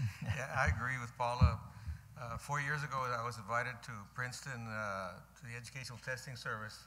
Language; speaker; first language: English; early bilingual, other home language; Spanish